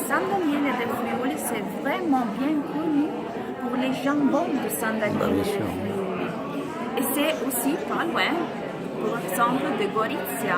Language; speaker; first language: French; non-native, fluent; Italian